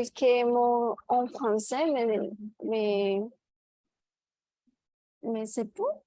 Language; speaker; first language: French; non-native, learner; Spanish